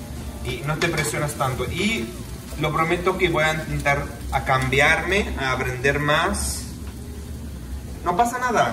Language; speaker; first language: Spanish; non-native, fluent; Arabic